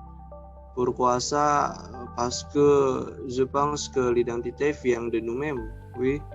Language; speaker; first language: French; non-native, learner; Indonesian